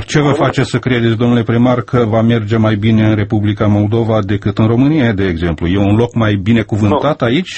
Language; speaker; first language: Romanian; native; Romanian